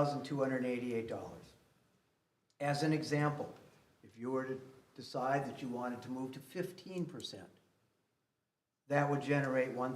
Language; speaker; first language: English; native; English